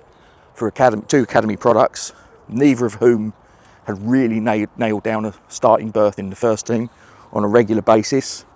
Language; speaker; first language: English; native; English